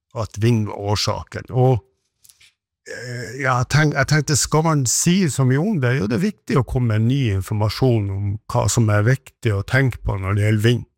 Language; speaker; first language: Norwegian; native; Norwegian